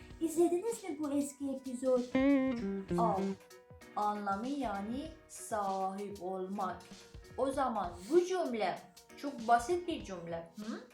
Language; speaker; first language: Turkish; non-native, learner; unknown